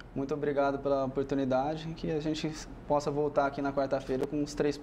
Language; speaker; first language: Portuguese; native; Portuguese